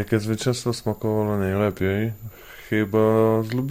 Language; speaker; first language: Polish; non-native, fluent; Czech